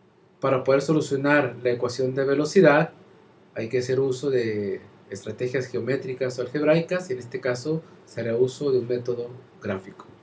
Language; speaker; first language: Spanish; native; Spanish